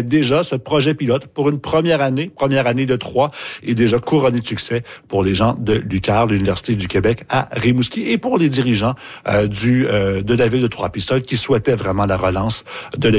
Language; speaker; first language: French; native; French